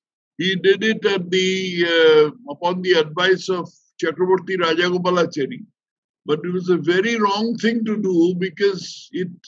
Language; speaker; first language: English; non-native, local second language; Bangla